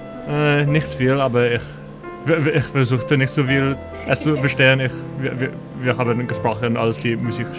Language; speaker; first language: German; non-native, learner; English